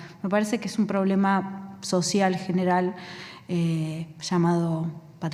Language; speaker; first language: Spanish; native; Spanish